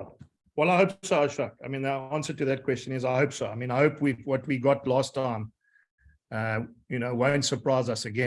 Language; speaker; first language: English; native; English